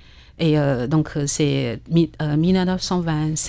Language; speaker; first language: French; non-native, learner; Chinese